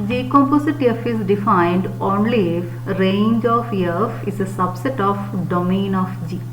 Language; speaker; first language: English; non-native, local second language; Malayalam